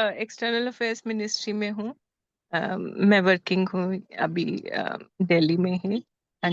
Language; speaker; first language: Hindi; native; Hindi